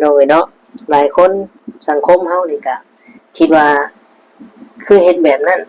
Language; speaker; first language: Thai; non-native, local second language; Lao